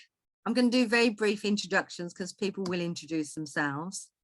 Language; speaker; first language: English; native; English